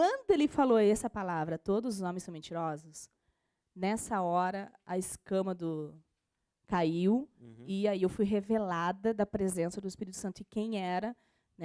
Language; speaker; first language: Portuguese; native; Portuguese